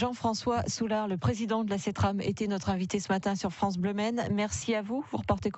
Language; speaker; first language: French; native; French